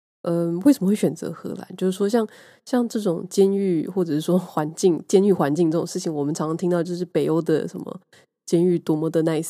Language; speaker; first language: Chinese; native; Chinese